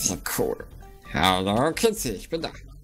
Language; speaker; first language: German; native; German